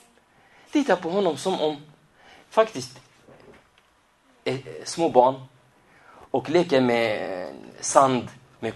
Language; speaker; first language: Swedish; non-native, fluent; Arabic